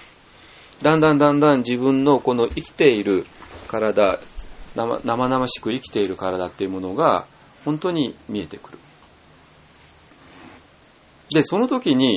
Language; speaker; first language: Japanese; native; Japanese